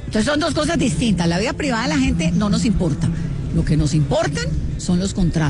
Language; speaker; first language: Spanish; native; Spanish